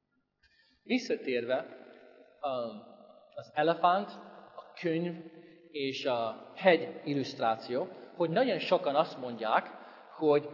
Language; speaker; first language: Hungarian; non-native, fluent; English